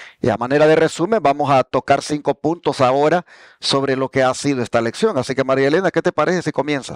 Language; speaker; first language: Spanish; native; Spanish